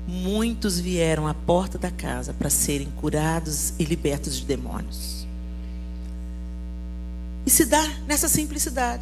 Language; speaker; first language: Portuguese; native; Portuguese